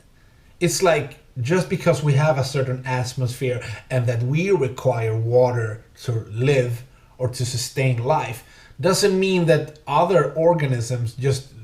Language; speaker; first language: English; native; English